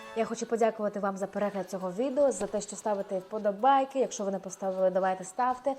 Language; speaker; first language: Ukrainian; native; Ukrainian